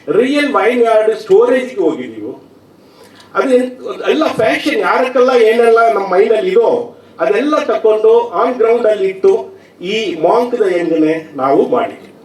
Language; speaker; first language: Kannada; non-native, learner; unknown